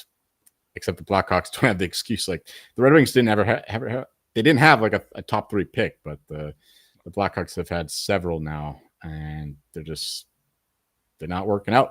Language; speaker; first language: English; native; English